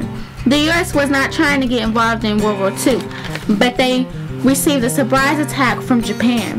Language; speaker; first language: English; native; English